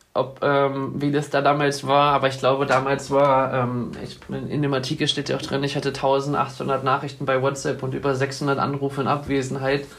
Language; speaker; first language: German; native; German